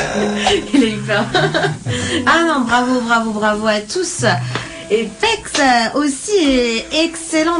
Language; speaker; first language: French; native; French